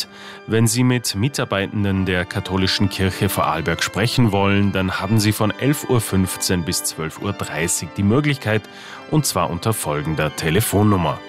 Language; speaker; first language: German; native; German